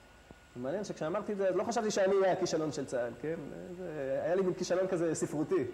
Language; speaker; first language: Hebrew; native; Hebrew